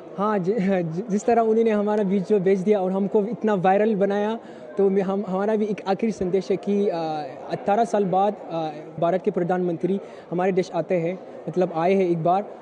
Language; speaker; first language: Hindi; non-native, fluent; Hausa